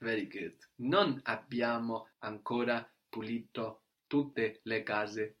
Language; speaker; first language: Italian; non-native, fluent; English